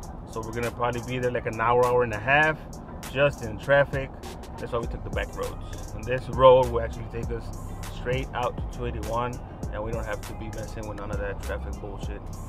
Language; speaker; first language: English; early bilingual, other home language; Spanish